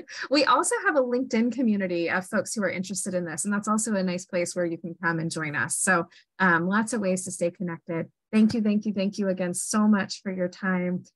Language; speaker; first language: English; native; English